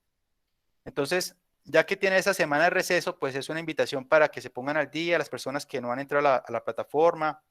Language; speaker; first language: Spanish; native; Spanish